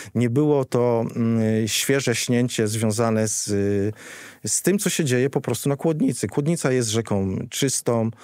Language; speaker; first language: Polish; native; Polish